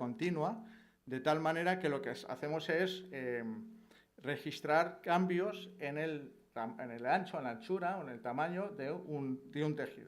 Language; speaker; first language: Spanish; native; Spanish